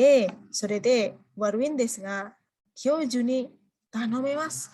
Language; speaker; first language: Japanese; non-native, fluent; Indonesian